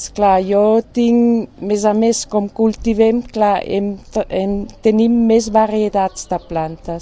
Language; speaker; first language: Catalan; non-native, fluent; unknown